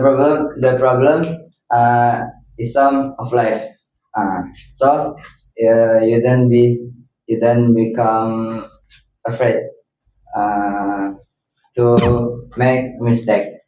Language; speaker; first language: English; non-native, learner; Indonesian